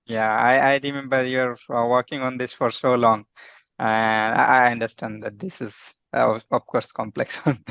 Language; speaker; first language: English; non-native, fluent; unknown